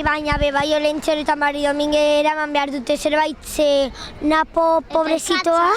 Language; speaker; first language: Basque; non-native, local second language; Spanish